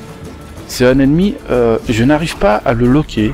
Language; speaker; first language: French; native; French